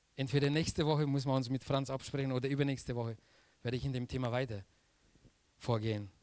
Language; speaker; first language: German; non-native, fluent; Polish